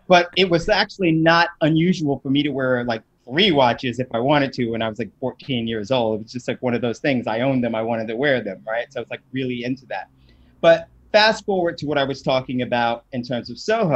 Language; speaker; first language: English; native; English